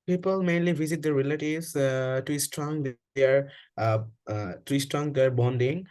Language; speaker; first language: English; non-native, learner; Bangla